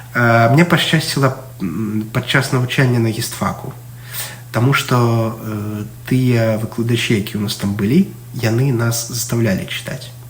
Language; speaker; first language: Belarusian; non-native, local second language; Russian